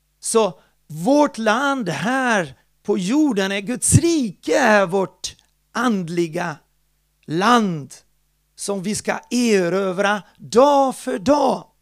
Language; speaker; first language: Swedish; non-native, fluent; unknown